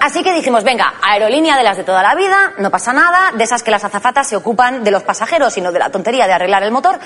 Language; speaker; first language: Spanish; native; Spanish